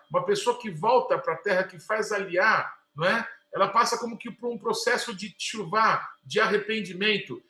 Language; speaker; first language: Portuguese; native; Portuguese